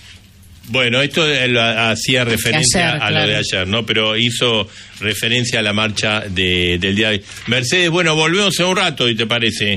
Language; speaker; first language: Spanish; native; Spanish